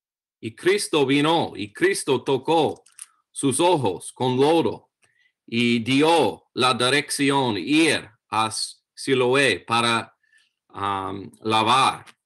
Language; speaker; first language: Spanish; non-native, learner; English